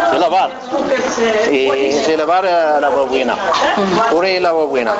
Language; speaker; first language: Spanish; non-native, learner; Arabic